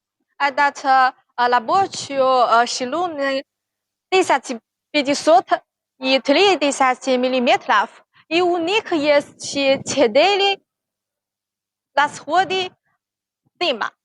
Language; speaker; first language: Russian; non-native, learner; Chinese